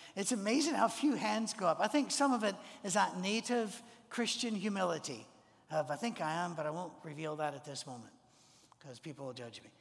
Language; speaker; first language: English; native; English